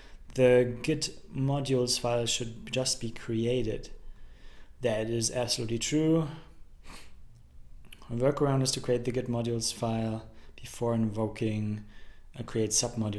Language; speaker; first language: English; non-native, fluent; German